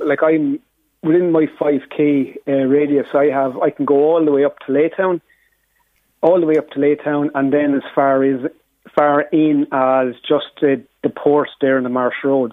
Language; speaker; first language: English; native; English